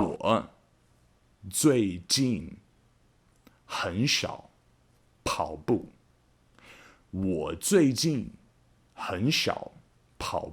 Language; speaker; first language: Chinese; non-native, fluent; English